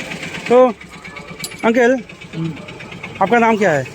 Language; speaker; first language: Hindi; non-native, local second language; Bangla